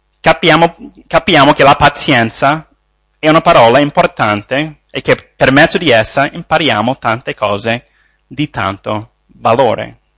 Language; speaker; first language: Italian; non-native, fluent; English